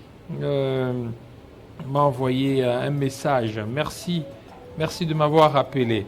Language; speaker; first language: French; non-native, local second language; Lingala